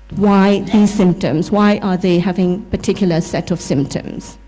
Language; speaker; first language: English; non-native, fluent; Burmese